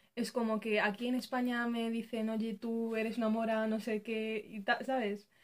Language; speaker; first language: Spanish; early bilingual, other home language; Arabic